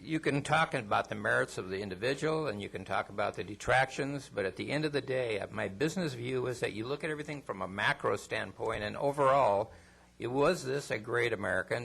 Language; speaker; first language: English; non-native, fluent; Spanish